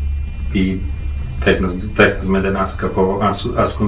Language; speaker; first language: Swedish; non-native, fluent; Polish